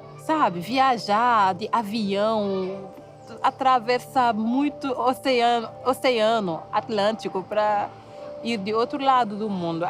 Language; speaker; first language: Portuguese; non-native, fluent; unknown